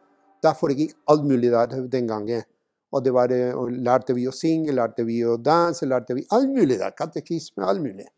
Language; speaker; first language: Norwegian; non-native, fluent; Spanish